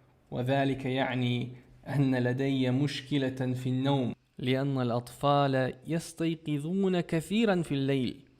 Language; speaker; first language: Arabic; non-native, fluent; Chechen